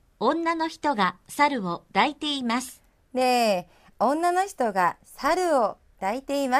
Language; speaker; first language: Japanese; non-native, fluent; Korean